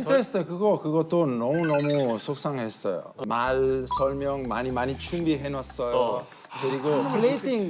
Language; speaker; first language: Korean; non-native, learner; Italian